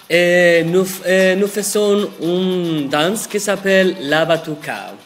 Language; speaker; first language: French; non-native, learner; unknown